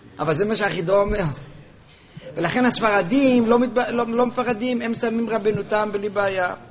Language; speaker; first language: Hebrew; native; Hebrew